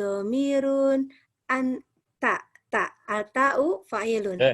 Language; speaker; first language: Arabic; non-native, learner; Indonesian